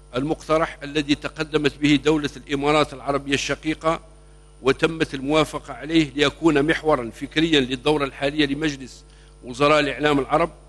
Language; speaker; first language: Arabic; native; Arabic